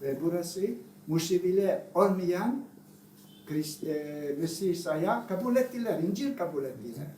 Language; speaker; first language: Turkish; non-native, learner; Italian